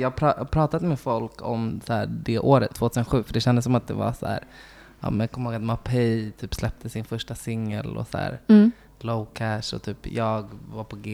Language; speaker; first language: Swedish; native; Swedish